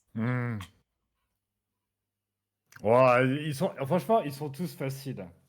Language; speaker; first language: French; native; French